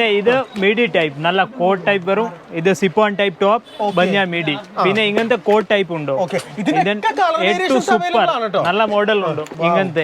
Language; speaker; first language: Malayalam; non-native, local second language; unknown